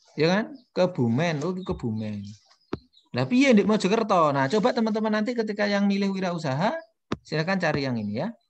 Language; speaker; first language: Indonesian; non-native, local second language; Javanese